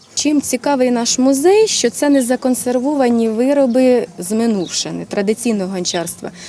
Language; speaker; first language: Ukrainian; native; Ukrainian